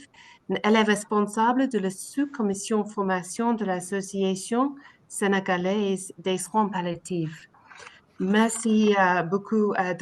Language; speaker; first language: French; non-native, learner; English